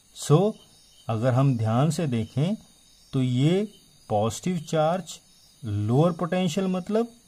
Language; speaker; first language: Hindi; native; Hindi